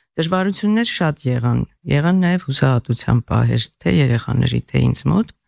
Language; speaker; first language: Armenian; native; Armenian